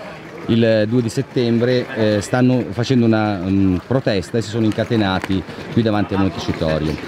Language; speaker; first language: Italian; native; Italian